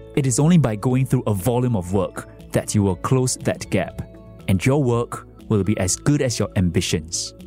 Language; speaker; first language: English; non-native, fluent; Chinese